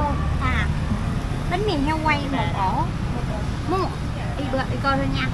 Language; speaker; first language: Chinese; non-native, fluent; Vietnamese